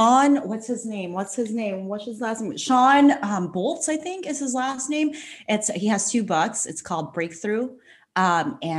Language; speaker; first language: English; non-native, local second language; Filipino